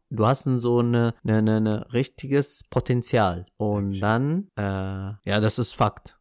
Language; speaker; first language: German; non-native, fluent; Arabic